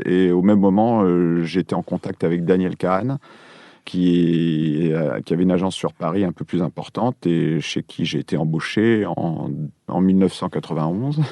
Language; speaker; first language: French; native; French